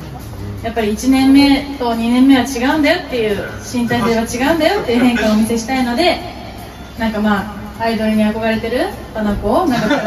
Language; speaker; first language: Japanese; native; Japanese